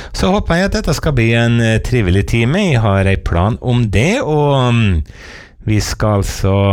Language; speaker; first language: Norwegian; native; Norwegian